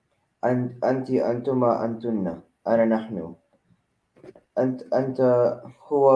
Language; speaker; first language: Arabic; non-native, learner; Filipino